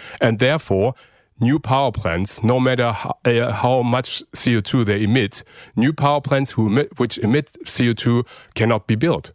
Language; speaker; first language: English; non-native, fluent; German